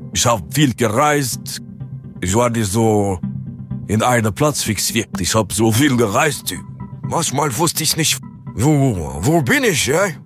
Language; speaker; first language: German; non-native, learner; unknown